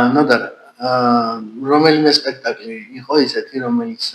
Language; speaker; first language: Georgian; native; Georgian